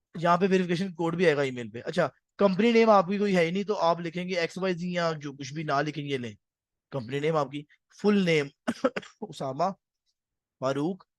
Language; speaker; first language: Urdu; non-native, local second language; Punjabi